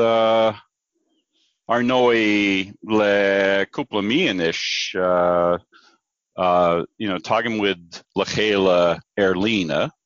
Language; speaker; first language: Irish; non-native, learner; English